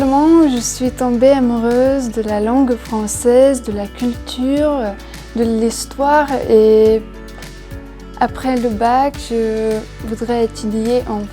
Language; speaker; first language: French; non-native, fluent; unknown